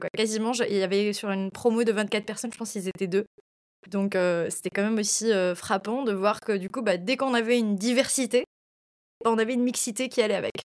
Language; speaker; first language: French; non-native, local second language; Arabic